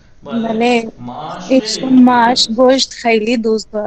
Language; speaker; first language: Persian; non-native, learner; Urdu